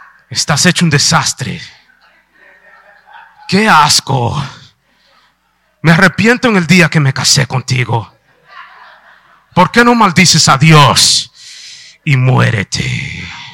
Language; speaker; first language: Spanish; early bilingual, heritage; Spanish